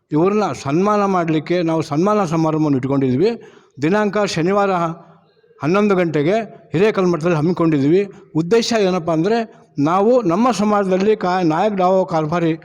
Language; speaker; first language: Kannada; non-native, local second language; Lambadi